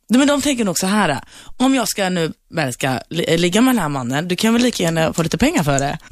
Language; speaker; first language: Swedish; early bilingual, other home language; Turkish